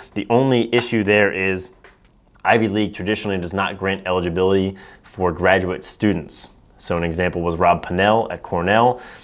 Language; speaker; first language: English; native; English